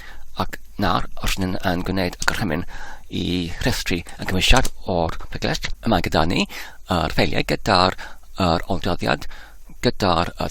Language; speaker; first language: Welsh; non-native, learner; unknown